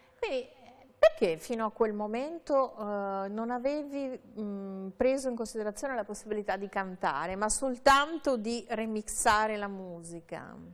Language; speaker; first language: Italian; native; Italian